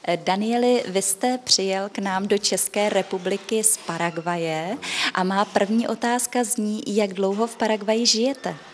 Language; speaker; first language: Czech; native; Czech